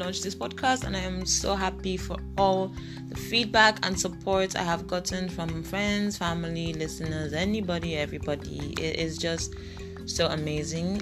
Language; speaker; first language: English; non-native, local second language; Igbo